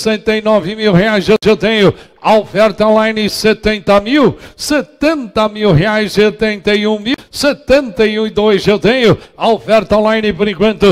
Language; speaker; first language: Portuguese; native; Portuguese